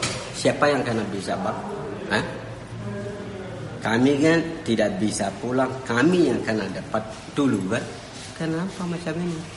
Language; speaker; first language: Indonesian; non-native, learner; Rohingya